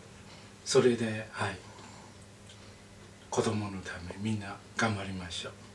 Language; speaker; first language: Japanese; non-native, learner; Burmese